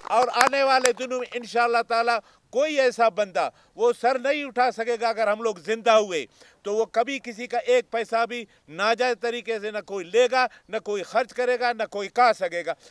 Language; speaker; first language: Urdu; non-native, local second language; Baluchi